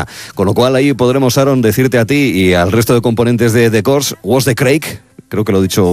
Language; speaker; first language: Spanish; native; Spanish